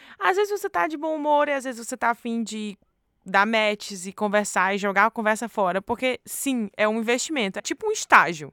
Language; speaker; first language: Portuguese; native; Portuguese